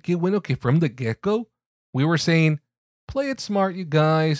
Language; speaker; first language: English; early bilingual, other home language; Spanish